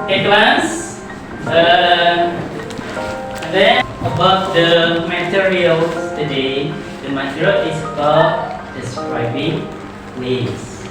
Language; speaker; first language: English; non-native, learner; Indonesian